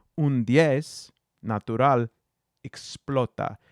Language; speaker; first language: Spanish; non-native, learner; English